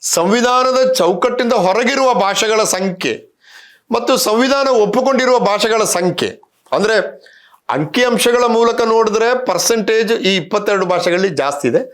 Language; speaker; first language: Kannada; non-native, local second language; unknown